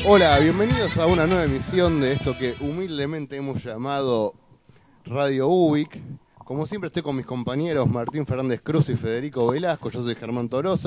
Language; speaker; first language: Spanish; native; Spanish